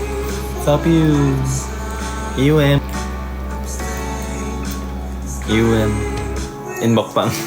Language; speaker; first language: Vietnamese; non-native, learner; Korean